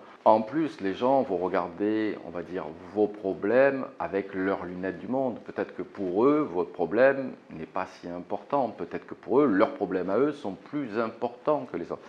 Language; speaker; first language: French; native; French